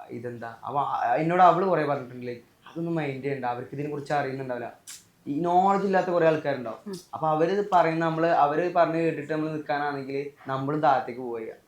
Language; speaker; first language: Malayalam; native; Malayalam